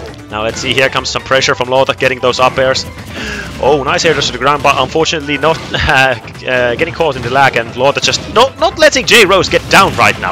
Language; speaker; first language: English; non-native, fluent; Finnish